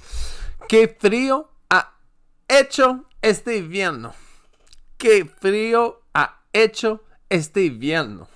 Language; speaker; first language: Spanish; non-native, learner; French